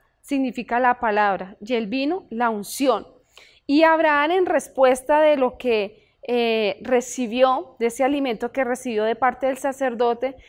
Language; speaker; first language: Spanish; native; Spanish